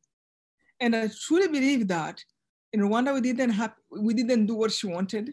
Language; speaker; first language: English; non-native, local second language; Kinyarwanda